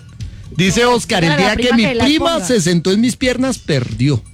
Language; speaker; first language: Spanish; native; Spanish